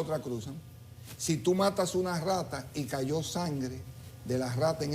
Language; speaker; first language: Spanish; native; Spanish